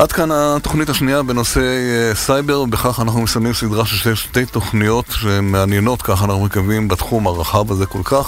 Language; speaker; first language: Hebrew; native; Hebrew